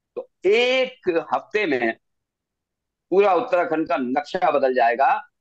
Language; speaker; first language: Hindi; native; Hindi